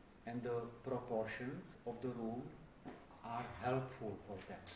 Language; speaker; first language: English; non-native, fluent; Czech